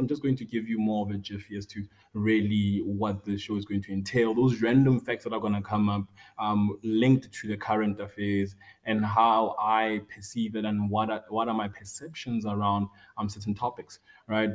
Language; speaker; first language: English; non-native, local second language; Tswana